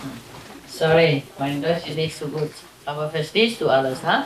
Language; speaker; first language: German; non-native, learner; Vietnamese